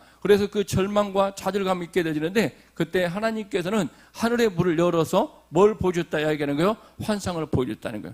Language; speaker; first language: Korean; native; Korean